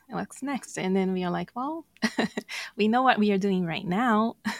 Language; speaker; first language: English; non-native, fluent; Portuguese